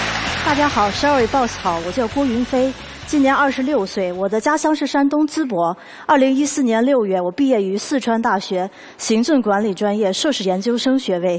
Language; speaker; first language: Chinese; native; Chinese